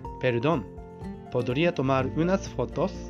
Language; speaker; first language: Spanish; non-native, fluent; Japanese